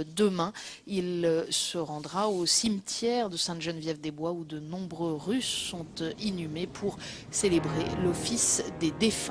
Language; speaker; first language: French; native; French